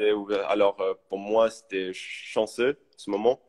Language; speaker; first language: French; early bilingual, heritage; English